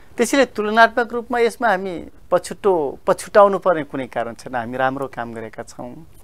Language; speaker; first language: Nepali; non-native, local second language; Dangaura Tharu